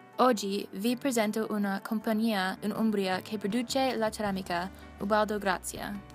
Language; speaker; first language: Italian; non-native, learner; English